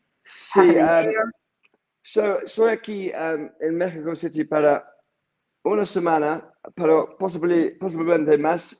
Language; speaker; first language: Spanish; non-native, learner; English